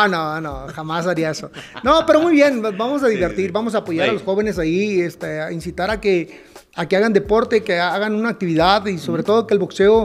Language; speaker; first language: Spanish; native; Spanish